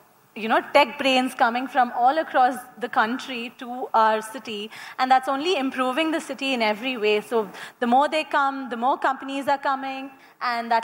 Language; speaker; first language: English; non-native, local second language; Kannada